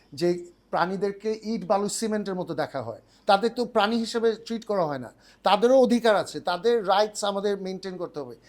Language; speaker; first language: Bangla; early bilingual, heritage; Bangla